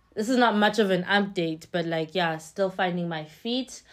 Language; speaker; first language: English; non-native, local second language; Xhosa